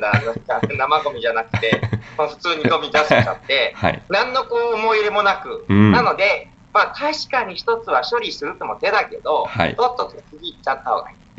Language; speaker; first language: Japanese; native; Japanese